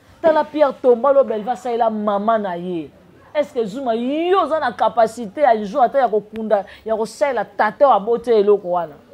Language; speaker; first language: Lingala; native; Lingala